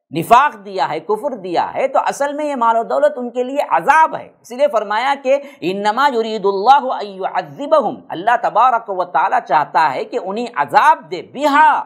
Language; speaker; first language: Urdu; native; Urdu